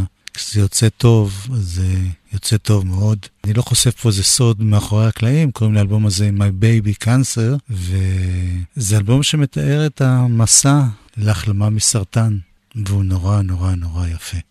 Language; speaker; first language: Hebrew; native; Hebrew